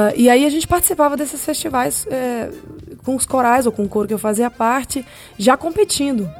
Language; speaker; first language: Portuguese; early bilingual, heritage; Portuguese